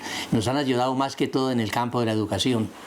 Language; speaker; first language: Spanish; native; Spanish